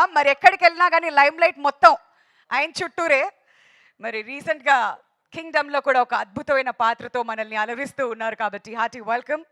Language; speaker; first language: Telugu; native; Telugu